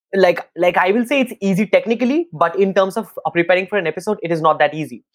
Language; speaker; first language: English; non-native, local second language; Bangla